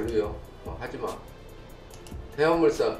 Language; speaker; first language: Korean; native; Korean